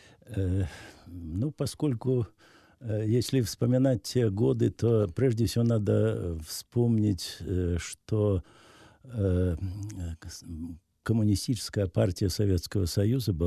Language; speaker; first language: Russian; native; Russian